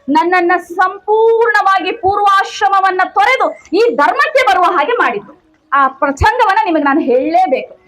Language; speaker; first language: Kannada; non-native, local second language; Tamil